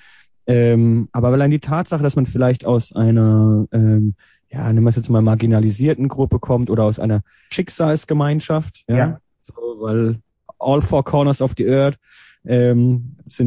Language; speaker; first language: German; native; German